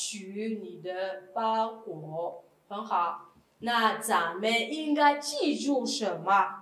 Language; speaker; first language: Chinese; non-native, fluent; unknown